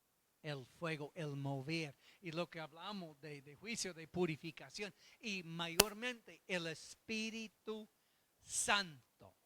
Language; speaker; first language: Spanish; non-native, fluent; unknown